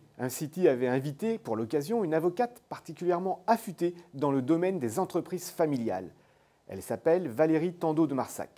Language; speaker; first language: French; native; French